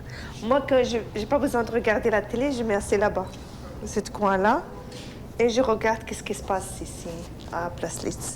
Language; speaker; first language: French; non-native, learner; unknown